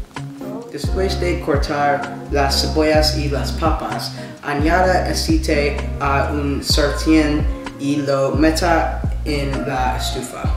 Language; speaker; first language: Spanish; non-native, learner; English